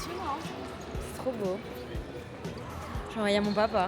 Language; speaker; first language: French; native; French